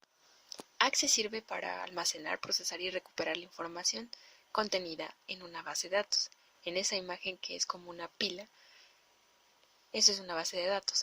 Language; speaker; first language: Spanish; native; Spanish